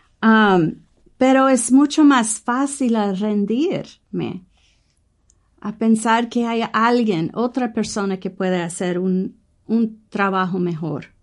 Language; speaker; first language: Spanish; non-native, learner; English